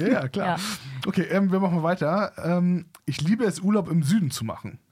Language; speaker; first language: German; native; German